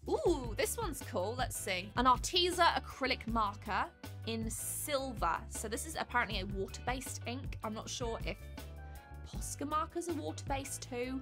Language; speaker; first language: English; native; English